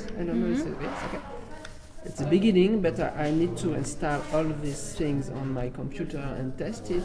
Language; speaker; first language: English; non-native, learner; French